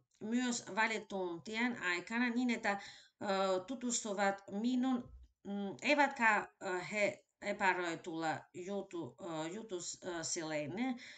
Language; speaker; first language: Finnish; non-native, fluent; Albanian